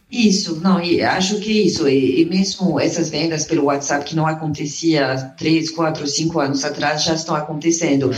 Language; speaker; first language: Portuguese; non-native, fluent; French